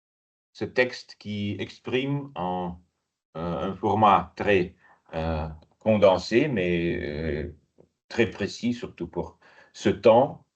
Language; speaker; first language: French; non-native, fluent; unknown